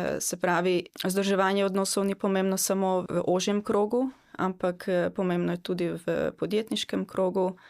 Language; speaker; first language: Slovenian; non-native, local second language; Hungarian